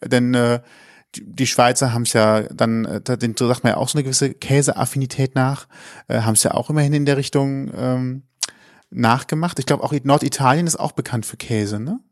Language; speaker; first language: German; native; German